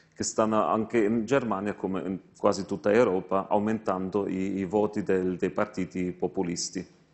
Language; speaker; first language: Italian; non-native, fluent; German